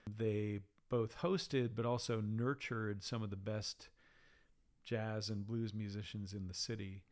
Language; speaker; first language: English; native; English